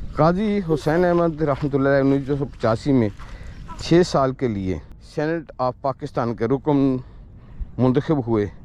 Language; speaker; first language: Urdu; non-native, local second language; Punjabi